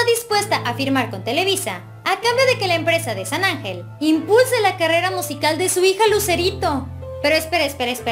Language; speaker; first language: Spanish; native; Spanish